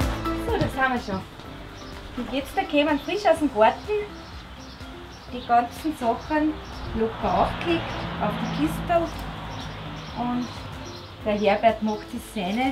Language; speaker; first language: German; native; German